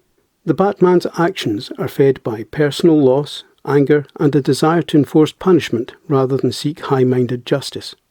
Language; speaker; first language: English; native; English